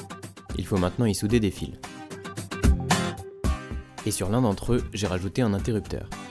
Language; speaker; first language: French; native; French